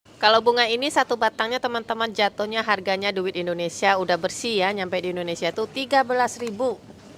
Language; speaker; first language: Indonesian; native; Indonesian